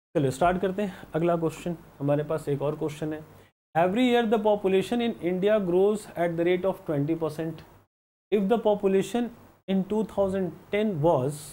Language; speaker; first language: Hindi; native; Hindi